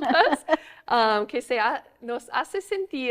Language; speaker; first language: Spanish; non-native, fluent; English